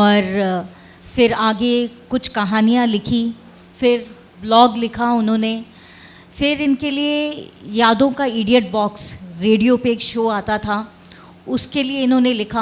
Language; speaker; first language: Hindi; native; Hindi